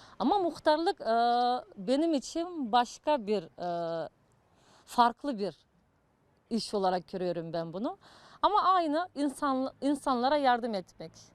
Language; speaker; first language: Turkish; non-native, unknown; Russian